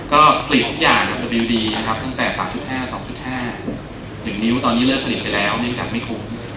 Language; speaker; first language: Thai; native; Thai